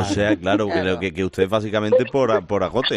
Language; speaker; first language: Spanish; native; Spanish